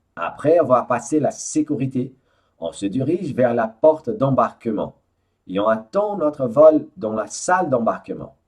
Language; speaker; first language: French; non-native, fluent; Portuguese